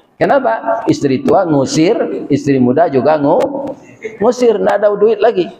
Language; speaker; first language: Malay; non-native, local second language; Minangkabau